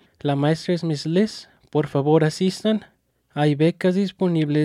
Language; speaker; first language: Spanish; early bilingual, other home language; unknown